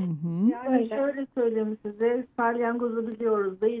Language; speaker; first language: Turkish; native; Turkish